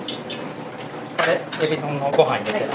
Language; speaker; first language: Japanese; native; Japanese